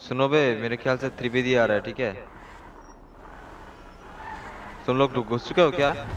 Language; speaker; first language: Hindi; native; Hindi